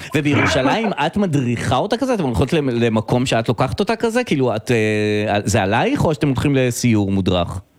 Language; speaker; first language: Hebrew; native; Hebrew